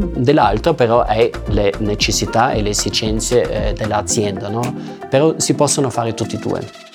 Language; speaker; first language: Italian; non-native, fluent; German